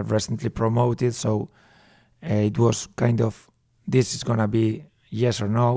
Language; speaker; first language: English; non-native, fluent; Spanish